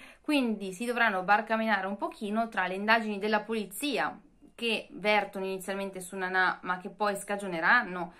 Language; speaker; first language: Italian; native; Italian